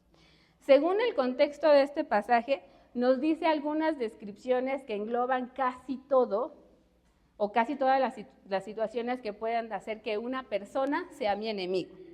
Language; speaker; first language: Spanish; native; Spanish